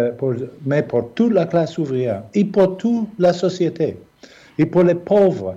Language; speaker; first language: French; non-native, fluent; English